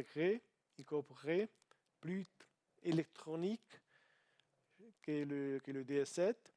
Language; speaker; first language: French; non-native, learner; Italian